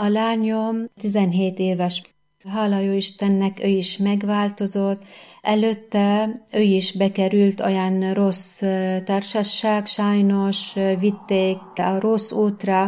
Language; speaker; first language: Hungarian; non-native, fluent; Arabic